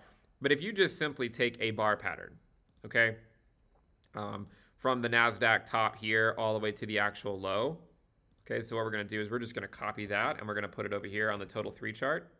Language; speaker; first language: English; native; English